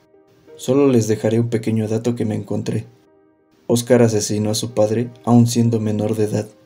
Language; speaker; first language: Spanish; native; Spanish